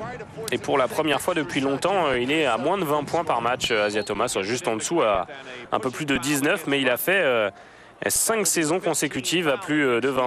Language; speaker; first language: French; native; French